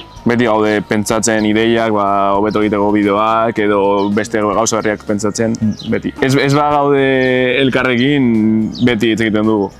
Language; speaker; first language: Basque; non-native, local second language; Spanish